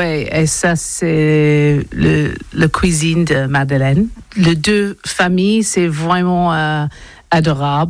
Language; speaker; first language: French; non-native, learner; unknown